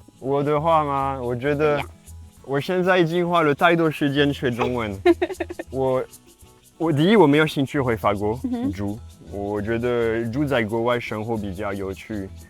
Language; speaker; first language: Chinese; non-native, fluent; French